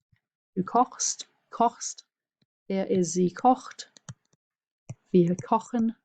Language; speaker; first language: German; non-native, fluent; English